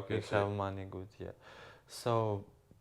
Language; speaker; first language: English; non-native, learner; Ukrainian